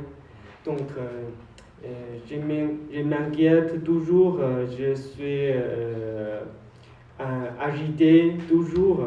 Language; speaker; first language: French; non-native, learner; Chinese